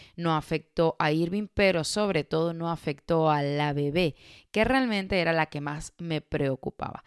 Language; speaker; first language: Spanish; native; Spanish